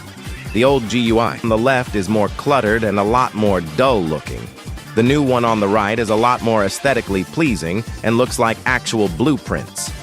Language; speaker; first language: English; native; English